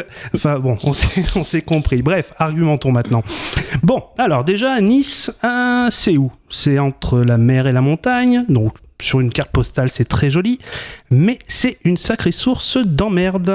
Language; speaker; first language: French; native; French